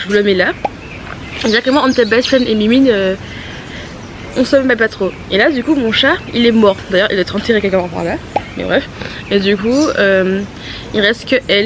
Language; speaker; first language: French; native; French